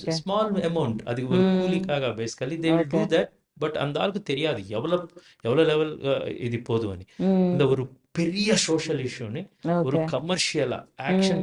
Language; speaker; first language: Tamil; non-native, learner; Telugu